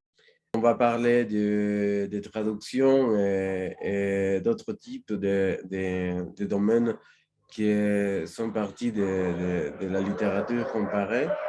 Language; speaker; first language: French; non-native, learner; Spanish